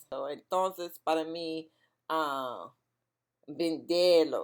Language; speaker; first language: Spanish; non-native, learner; English